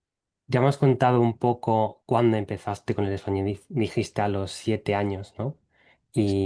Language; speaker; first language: Spanish; non-native, fluent; English